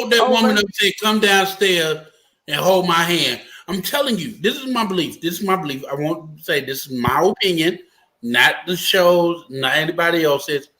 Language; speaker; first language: English; native; English